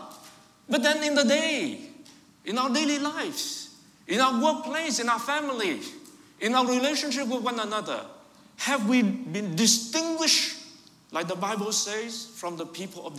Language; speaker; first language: English; non-native, fluent; Vietnamese